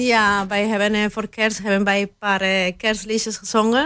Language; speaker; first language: Dutch; non-native, fluent; Spanish